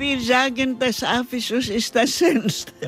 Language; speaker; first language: German; non-native, learner; Greek